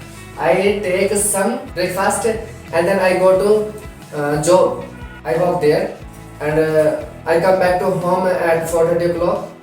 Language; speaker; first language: English; non-native, learner; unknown